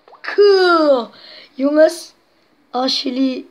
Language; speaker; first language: Dutch; non-native, local second language; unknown